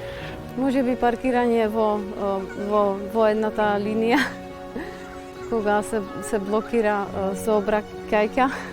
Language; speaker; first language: Macedonian; non-native, fluent; Czech